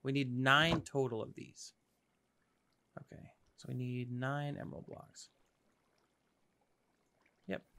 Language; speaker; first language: English; native; English